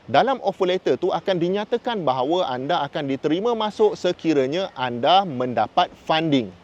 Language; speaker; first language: Malay; native; Malay